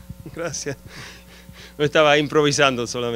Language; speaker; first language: Spanish; non-native, fluent; German